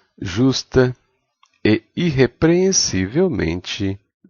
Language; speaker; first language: Portuguese; native; Portuguese